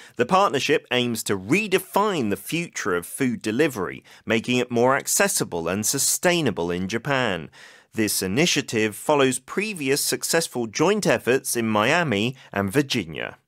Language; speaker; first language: English; native; English